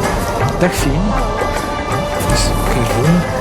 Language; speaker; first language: Dutch; native; Dutch